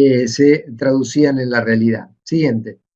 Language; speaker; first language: Spanish; native; Spanish